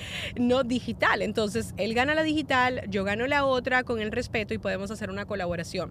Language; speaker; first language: Spanish; native; Spanish